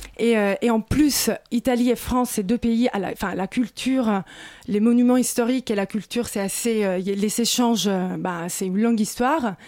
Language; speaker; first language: French; non-native, fluent; Italian